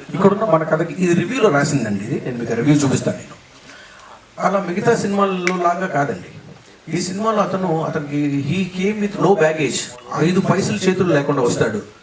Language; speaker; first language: Telugu; native; Telugu